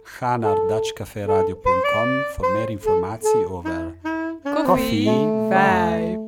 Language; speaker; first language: Dutch; non-native, learner; Italian